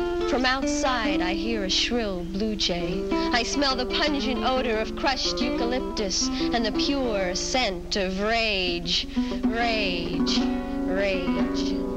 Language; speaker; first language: English; native; English